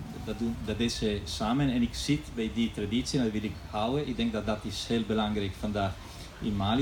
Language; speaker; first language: Dutch; non-native, fluent; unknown